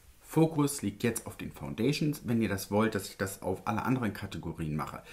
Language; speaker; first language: German; early bilingual, other home language; Italian